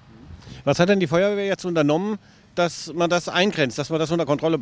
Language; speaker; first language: German; native; German